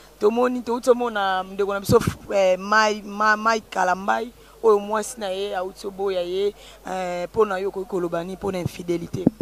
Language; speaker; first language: Lingala; native; Lingala